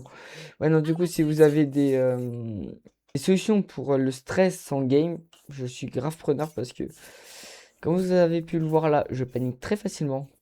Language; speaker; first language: French; native; French